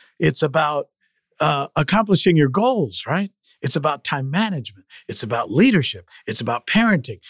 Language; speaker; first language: English; early bilingual, other home language; Spanish